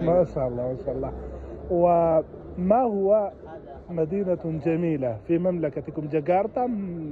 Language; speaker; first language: Arabic; non-native, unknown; Urdu